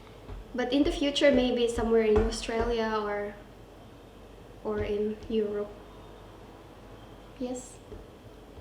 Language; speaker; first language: English; non-native, local second language; Cebuano